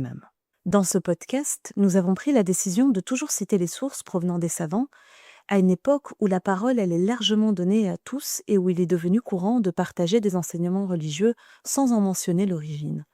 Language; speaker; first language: French; native; French